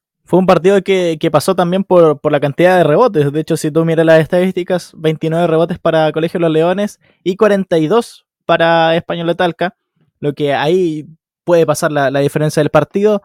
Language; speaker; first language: Spanish; native; Spanish